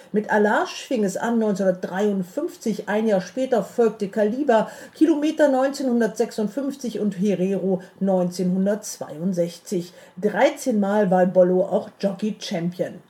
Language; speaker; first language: German; native; German